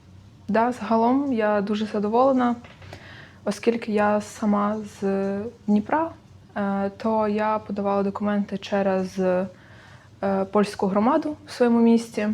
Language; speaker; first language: Ukrainian; native; Ukrainian